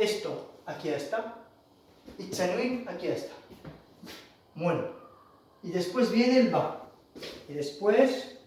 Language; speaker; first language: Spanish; non-native, fluent; Arabic